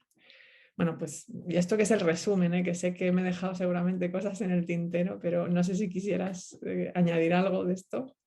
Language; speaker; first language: Spanish; native; Spanish